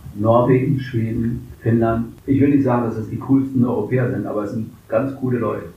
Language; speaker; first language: German; early bilingual, other home language; English